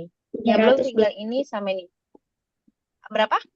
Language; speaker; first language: Indonesian; native; Indonesian